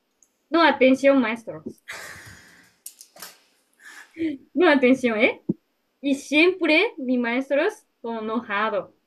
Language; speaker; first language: Spanish; non-native, learner; Japanese